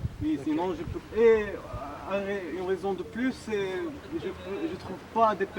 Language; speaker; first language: French; non-native, learner; Arabic